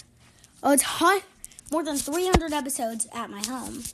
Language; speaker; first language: English; native; English